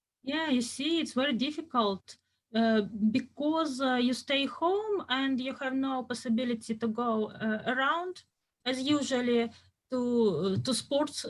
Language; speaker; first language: English; non-native, fluent; Russian